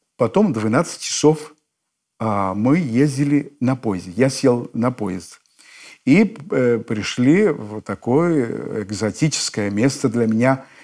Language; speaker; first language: Russian; non-native, fluent; Spanish